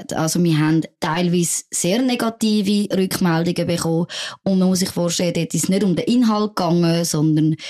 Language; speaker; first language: German; non-native, fluent; French